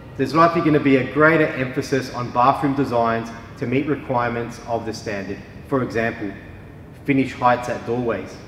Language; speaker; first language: English; native; English